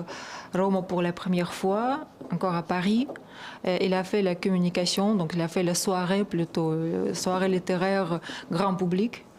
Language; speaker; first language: French; non-native, fluent; Russian